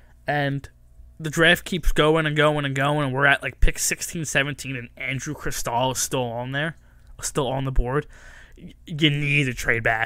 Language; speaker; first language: English; native; English